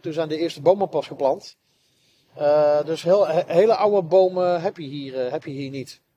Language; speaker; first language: Dutch; native; Dutch